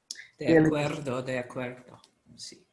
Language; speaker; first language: Spanish; non-native, learner; English